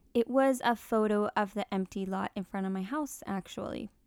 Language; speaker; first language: English; early bilingual, other home language; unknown